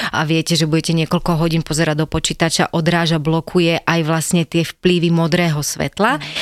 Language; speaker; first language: Slovak; native; Slovak